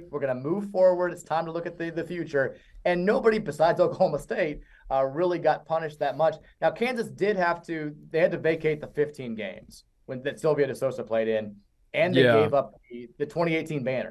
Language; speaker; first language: English; native; English